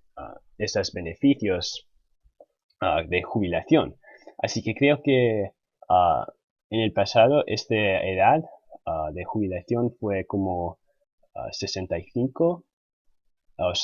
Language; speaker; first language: Spanish; non-native, fluent; English